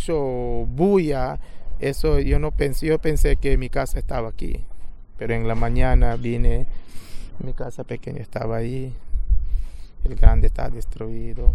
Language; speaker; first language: Spanish; non-native, local second language; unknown